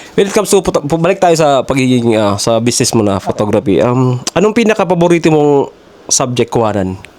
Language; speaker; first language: Filipino; non-native, local second language; Waray